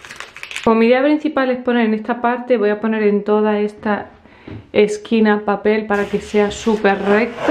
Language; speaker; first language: Spanish; native; Spanish